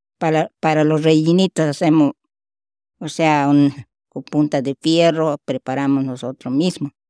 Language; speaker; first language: Spanish; non-native, local second language; Shipibo-Conibo